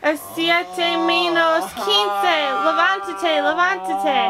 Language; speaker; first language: Spanish; non-native, learner; English